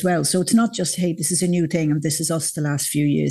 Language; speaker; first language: English; native; English